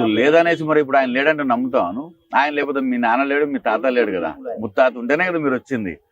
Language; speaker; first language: Telugu; native; Telugu